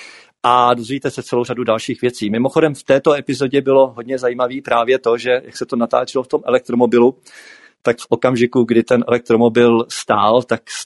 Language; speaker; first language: Czech; native; Czech